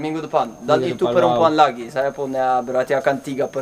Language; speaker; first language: Indonesian; non-native, learner; Norwegian